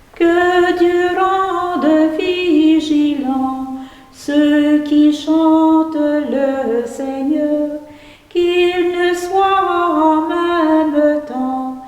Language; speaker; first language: French; native; French